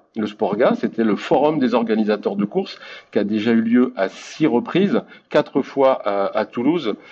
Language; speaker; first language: French; native; French